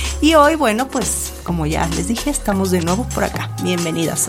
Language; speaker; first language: Spanish; native; Spanish